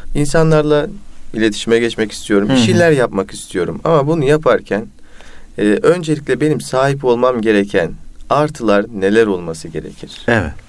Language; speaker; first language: Turkish; native; Turkish